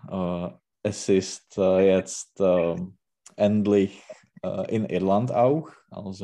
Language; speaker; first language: German; non-native, learner; Czech